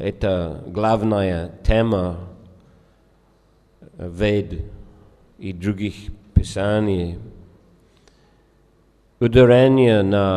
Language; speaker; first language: Russian; non-native, fluent; English